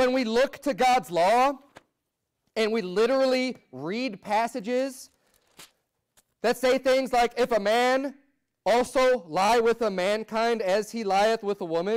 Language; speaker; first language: English; native; English